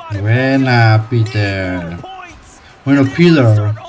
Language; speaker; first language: Spanish; native; Spanish